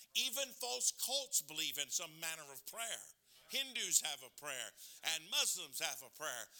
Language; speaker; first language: English; native; English